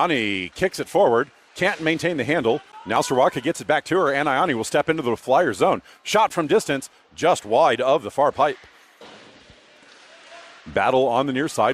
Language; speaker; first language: English; native; English